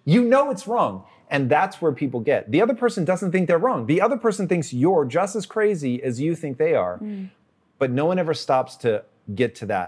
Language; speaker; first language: English; native; English